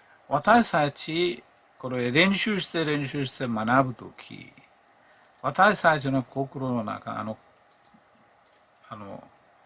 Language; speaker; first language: Japanese; non-native, fluent; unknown